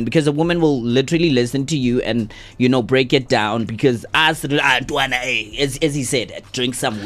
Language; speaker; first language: English; non-native, local second language; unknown